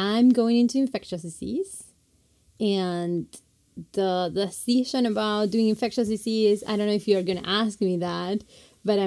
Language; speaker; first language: English; non-native, fluent; Spanish